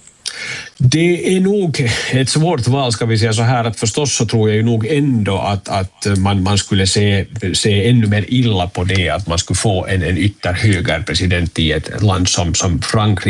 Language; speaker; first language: Swedish; native; Swedish